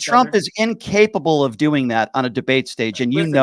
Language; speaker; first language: English; native; English